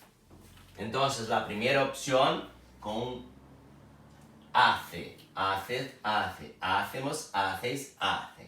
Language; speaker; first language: Spanish; non-native, fluent; Portuguese